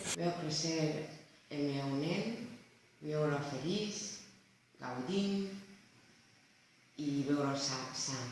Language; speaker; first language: Catalan; non-native, learner; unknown